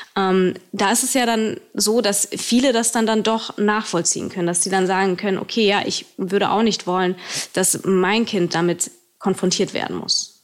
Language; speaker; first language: German; early bilingual, other home language; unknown